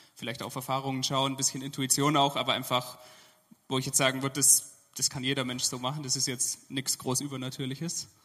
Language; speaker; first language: German; native; German